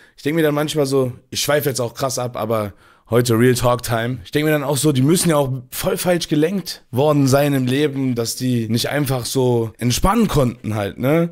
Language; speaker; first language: German; early bilingual, other home language; Turkish